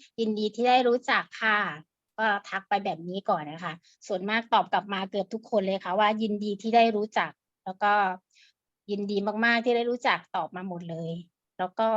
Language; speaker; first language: Thai; native; Thai